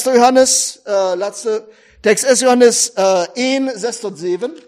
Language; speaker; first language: Dutch; non-native, fluent; German